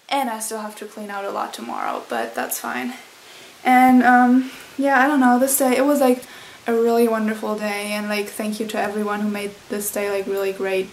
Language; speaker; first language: English; non-native, fluent; German